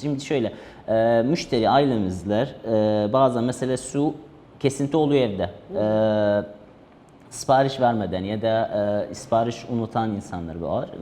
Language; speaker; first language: Turkish; non-native, fluent; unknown